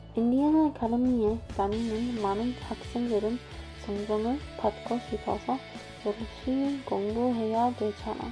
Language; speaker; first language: Korean; non-native, learner; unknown